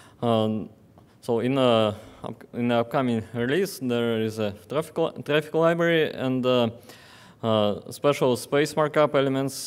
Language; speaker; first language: English; non-native, fluent; Russian